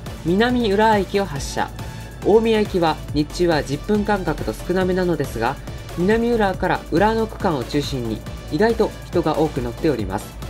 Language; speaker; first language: Japanese; native; Japanese